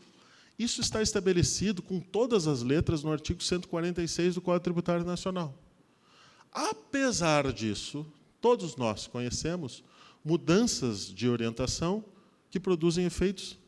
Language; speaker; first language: Portuguese; native; Portuguese